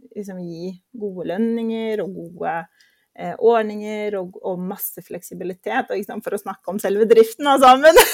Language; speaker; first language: Norwegian; early bilingual, heritage; Norwegian